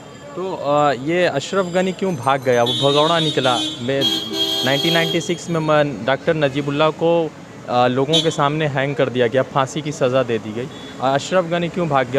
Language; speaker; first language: Hindi; native; Hindi